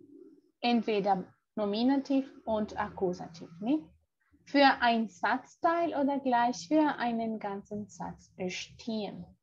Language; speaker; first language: German; non-native, fluent; Spanish